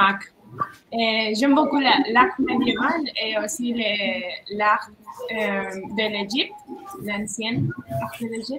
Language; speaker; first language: French; non-native, learner; Spanish